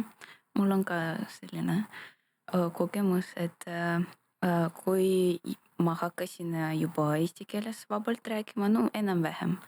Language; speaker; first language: Estonian; non-native, local second language; Russian